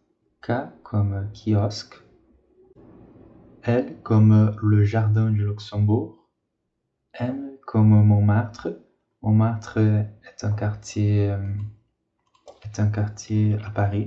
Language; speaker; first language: French; non-native, fluent; Portuguese